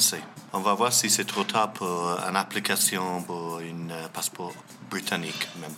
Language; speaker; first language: French; non-native, learner; English